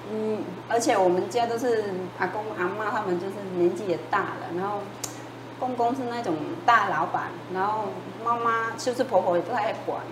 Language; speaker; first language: Chinese; non-native, fluent; Vietnamese